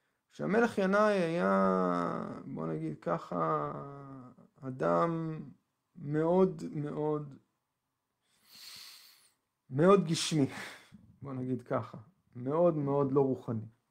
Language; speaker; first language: Hebrew; native; Hebrew